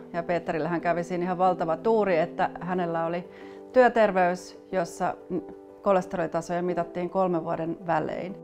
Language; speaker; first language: Finnish; native; Finnish